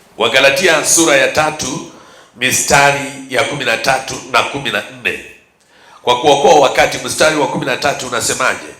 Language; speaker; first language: Swahili; non-native, local second language; Luyia